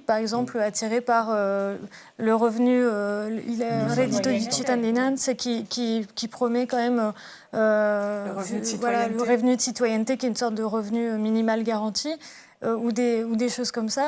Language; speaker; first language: French; native; French